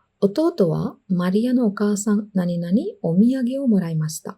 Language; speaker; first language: Japanese; non-native, fluent; Sinhala